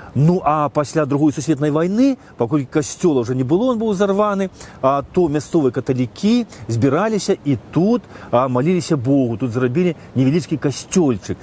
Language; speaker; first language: Belarusian; native; Belarusian